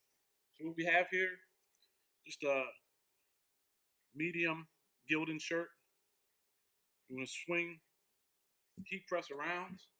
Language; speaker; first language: English; native; English